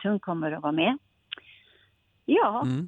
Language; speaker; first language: Swedish; non-native, fluent; English